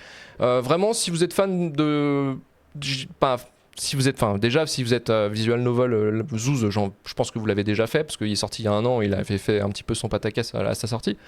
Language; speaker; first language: French; native; French